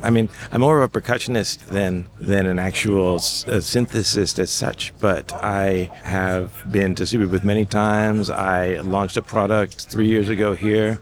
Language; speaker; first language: English; native; English